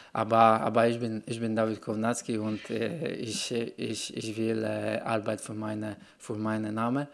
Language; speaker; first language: German; non-native, learner; Polish